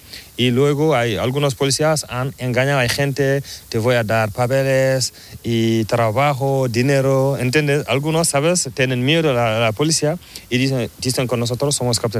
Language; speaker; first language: Spanish; non-native, learner; Fula